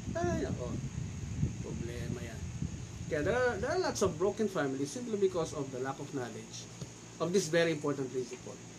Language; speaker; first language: English; non-native, local second language; Filipino